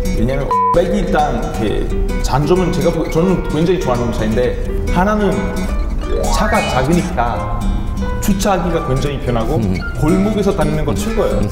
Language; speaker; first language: Korean; non-native, fluent; Italian